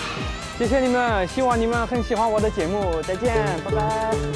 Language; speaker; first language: Chinese; non-native, fluent; French